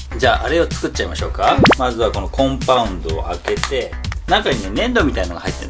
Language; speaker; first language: Japanese; native; Japanese